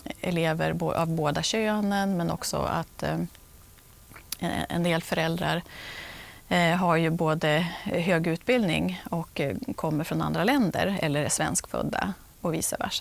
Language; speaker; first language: Swedish; native; Swedish